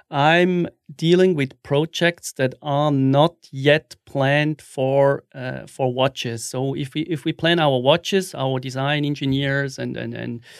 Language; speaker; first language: English; non-native, fluent; German